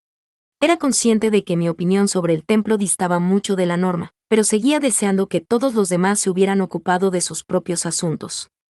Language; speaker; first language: Spanish; native; Spanish